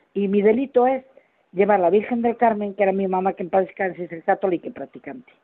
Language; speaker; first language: Spanish; native; Spanish